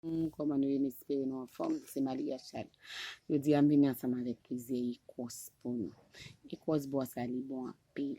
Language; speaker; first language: French; non-native, local second language; Haitian Creole